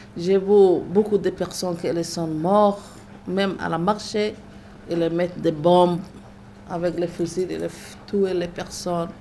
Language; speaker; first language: French; non-native, learner; Somali